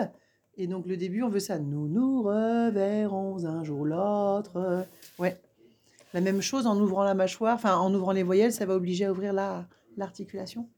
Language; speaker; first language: French; native; French